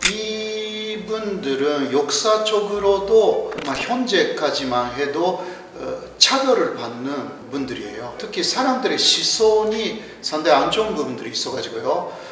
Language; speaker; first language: Korean; non-native, fluent; Japanese